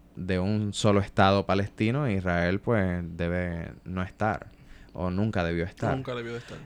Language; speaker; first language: Spanish; native; Spanish